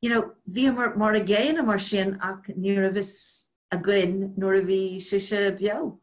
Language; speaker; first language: Irish; non-native, local second language; English